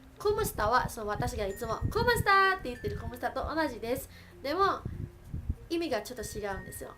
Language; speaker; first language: Japanese; early bilingual, other home language; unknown